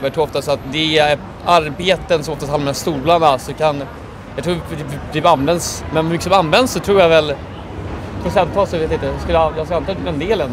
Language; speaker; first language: Swedish; native; Swedish